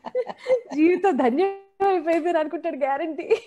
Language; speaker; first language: Telugu; native; Telugu